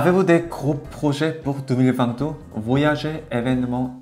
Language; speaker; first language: French; non-native, learner; Korean